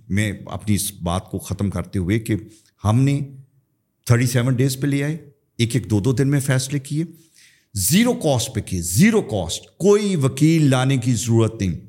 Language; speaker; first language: Urdu; native; Urdu